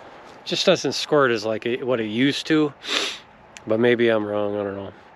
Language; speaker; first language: English; native; English